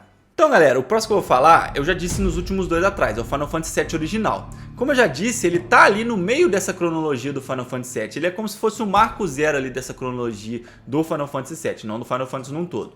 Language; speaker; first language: Portuguese; native; Portuguese